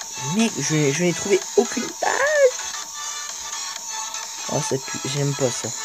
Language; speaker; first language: French; native; French